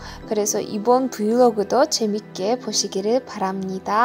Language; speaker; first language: Korean; non-native, learner; Azerbaijani